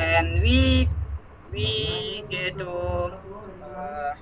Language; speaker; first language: English; non-native, learner; Indonesian